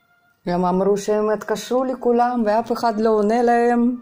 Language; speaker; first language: Hebrew; non-native, fluent; Russian